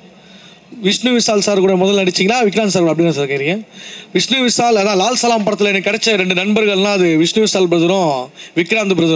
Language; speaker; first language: Tamil; native; Tamil